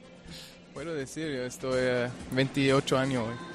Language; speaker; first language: Spanish; non-native, fluent; German